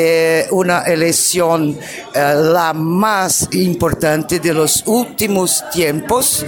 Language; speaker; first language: Portuguese; non-native, learner; Italian